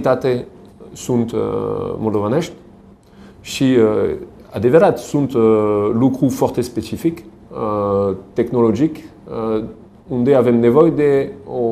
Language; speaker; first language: Romanian; non-native, learner; French